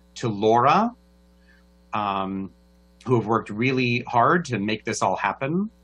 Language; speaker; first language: English; native; English